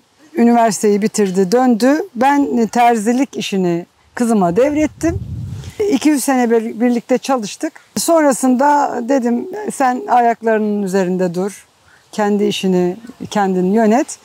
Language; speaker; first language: Turkish; native; Turkish